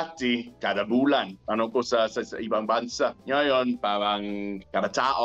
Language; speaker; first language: Filipino; non-native, learner; English